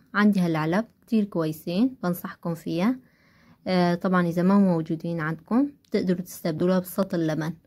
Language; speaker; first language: Arabic; non-native, local second language; Kurdish